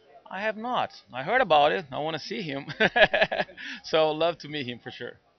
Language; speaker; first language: English; non-native, fluent; Portuguese